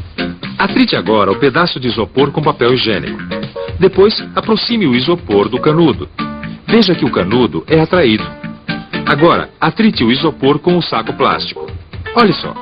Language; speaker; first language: Portuguese; native; Portuguese